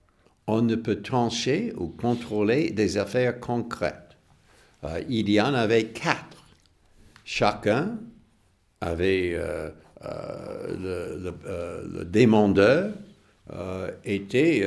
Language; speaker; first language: French; non-native, fluent; English